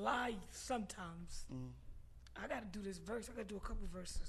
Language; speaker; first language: English; native; English